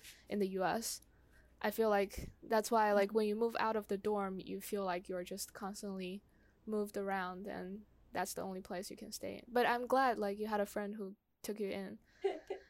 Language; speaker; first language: English; non-native, fluent; Chinese